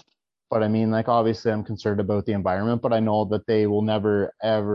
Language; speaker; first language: English; native; English